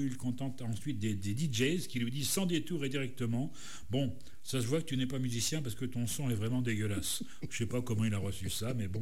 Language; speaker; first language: French; native; French